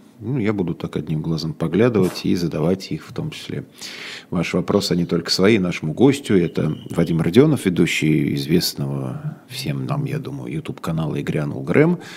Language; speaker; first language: Russian; native; Russian